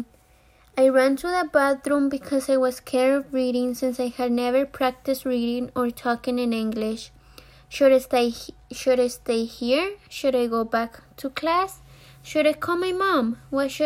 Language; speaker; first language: English; early bilingual, other home language; Spanish